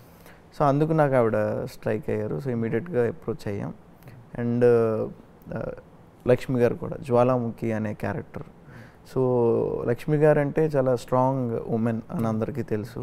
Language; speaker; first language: Telugu; native; Telugu